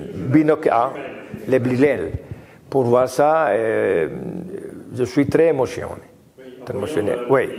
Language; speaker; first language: French; non-native, learner; Greek